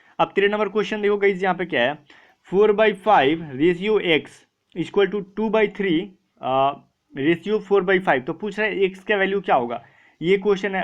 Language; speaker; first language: Hindi; native; Hindi